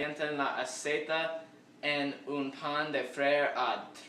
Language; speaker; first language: Spanish; non-native, learner; English